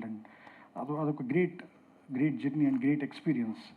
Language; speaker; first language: Telugu; native; Telugu